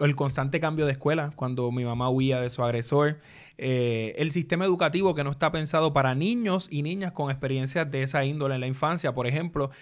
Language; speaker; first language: Spanish; native; Spanish